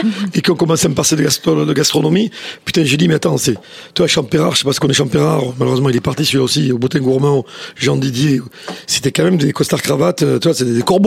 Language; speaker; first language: French; native; French